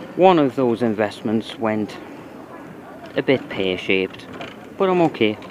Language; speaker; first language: English; native; English